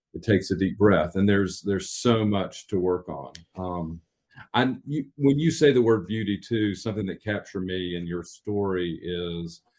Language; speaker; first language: English; native; English